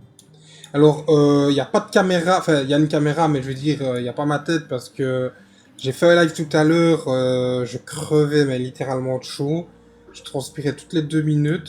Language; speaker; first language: French; native; French